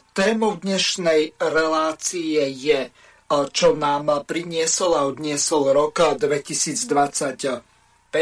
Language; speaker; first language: Slovak; native; Slovak